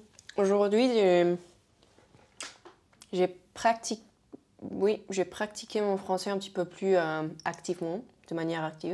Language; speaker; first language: French; non-native, fluent; Spanish